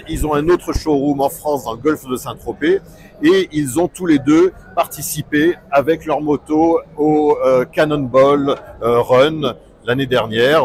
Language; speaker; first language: French; native; French